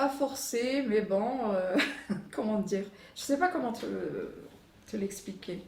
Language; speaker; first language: French; non-native, local second language; Arabic